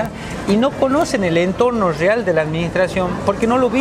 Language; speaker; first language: Spanish; native; Spanish